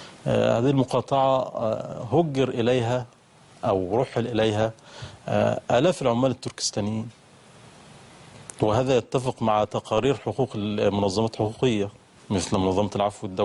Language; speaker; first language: Arabic; native; Arabic